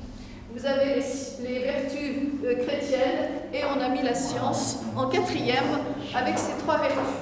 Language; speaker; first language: French; native; French